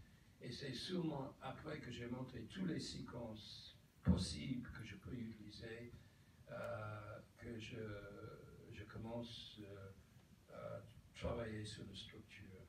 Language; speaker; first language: French; non-native, fluent; English